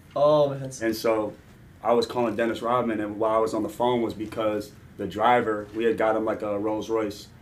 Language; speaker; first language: English; native; English